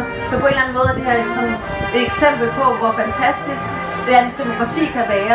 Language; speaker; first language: Danish; native; Danish